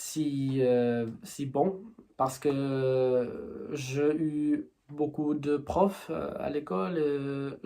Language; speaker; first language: French; non-native, learner; Spanish